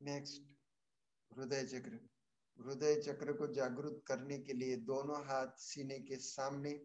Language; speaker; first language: Hindi; non-native, local second language; Marathi